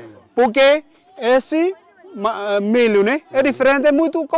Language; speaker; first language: Portuguese; non-native, learner; Vietnamese